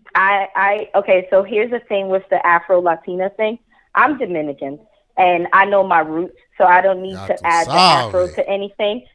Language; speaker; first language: English; early bilingual, other home language; Spanish